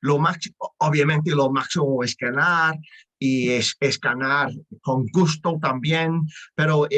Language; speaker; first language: Spanish; non-native, learner; English